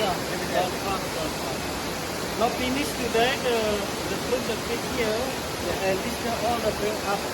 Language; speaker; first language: English; non-native, learner; Balinese